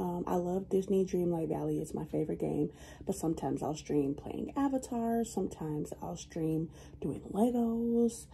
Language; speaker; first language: English; native; English